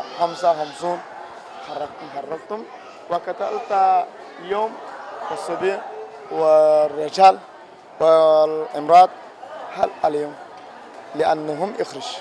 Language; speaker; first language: Arabic; non-native, learner; Rohingya